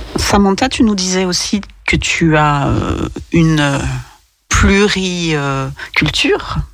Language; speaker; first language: French; native; French